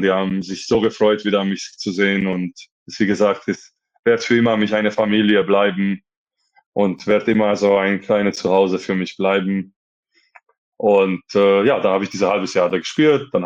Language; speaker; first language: German; non-native, fluent; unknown